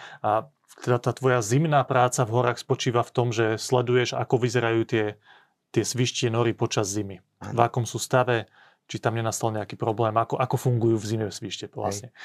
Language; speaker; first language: Slovak; native; Slovak